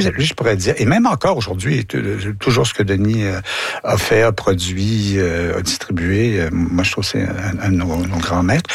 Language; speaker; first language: French; native; French